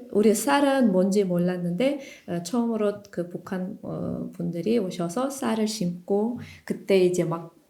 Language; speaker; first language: Korean; non-native, fluent; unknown